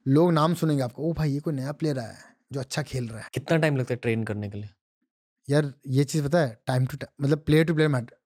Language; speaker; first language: Hindi; non-native, local second language; Odia